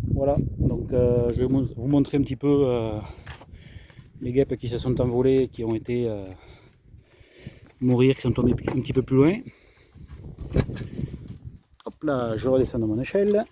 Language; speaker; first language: French; native; French